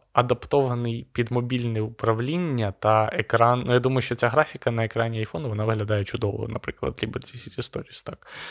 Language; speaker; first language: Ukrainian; non-native, local second language; Russian